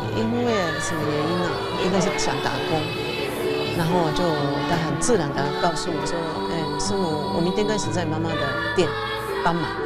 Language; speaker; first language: Chinese; non-native, fluent; Japanese